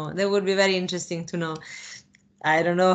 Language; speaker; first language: English; non-native, fluent; Italian